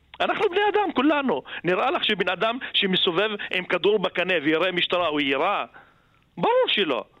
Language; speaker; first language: Hebrew; non-native, local second language; Arabic